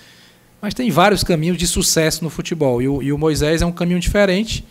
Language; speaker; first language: Portuguese; native; Portuguese